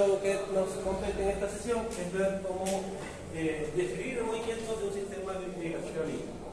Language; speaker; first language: Spanish; native; Spanish